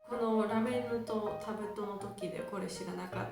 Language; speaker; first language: Japanese; non-native, learner; Georgian